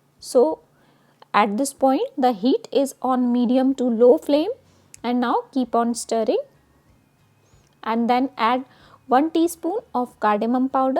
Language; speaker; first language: English; non-native, local second language; Hindi